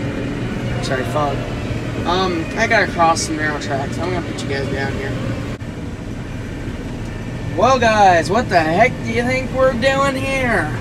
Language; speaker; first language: English; native; English